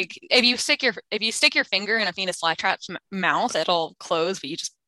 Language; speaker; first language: English; native; English